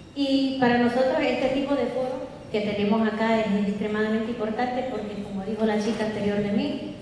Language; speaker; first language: Spanish; native; Spanish